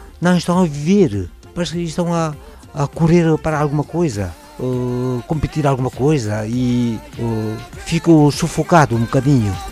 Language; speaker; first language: Portuguese; non-native, fluent; Korean